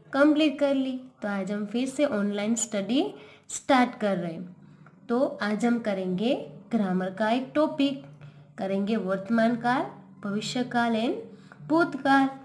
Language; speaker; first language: Hindi; non-native, local second language; Gujarati